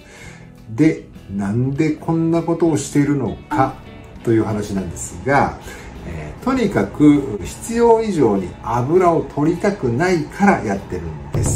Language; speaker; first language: Japanese; native; Japanese